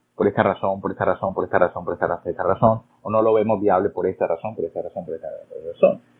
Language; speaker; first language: Spanish; native; Spanish